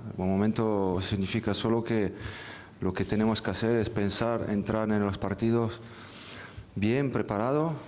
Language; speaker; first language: Spanish; non-native, fluent; French